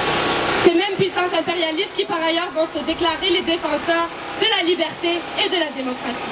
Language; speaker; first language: French; native; French